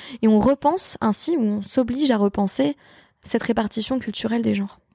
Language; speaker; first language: French; native; French